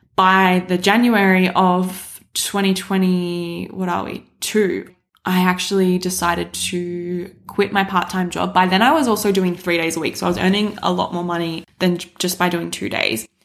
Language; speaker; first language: English; native; English